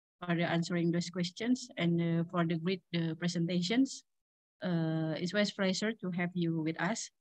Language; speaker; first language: English; non-native, learner; Indonesian